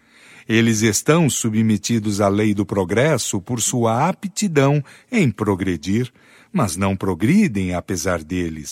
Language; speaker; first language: Portuguese; native; Portuguese